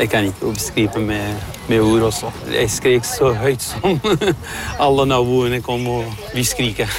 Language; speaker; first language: Norwegian; non-native, fluent; Arabic